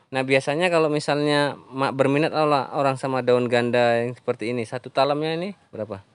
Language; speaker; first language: Indonesian; native; Indonesian